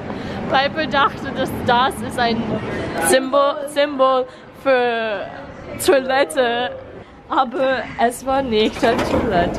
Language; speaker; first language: German; non-native, learner; English